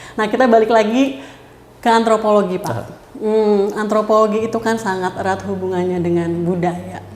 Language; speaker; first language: Indonesian; native; Indonesian